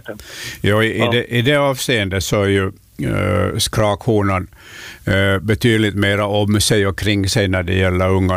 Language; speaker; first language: Swedish; native; Swedish